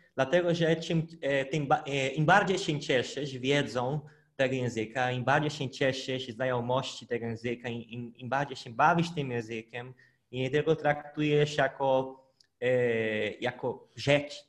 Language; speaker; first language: Polish; non-native, fluent; Portuguese